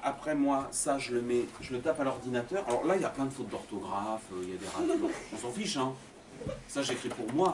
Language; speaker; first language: French; native; French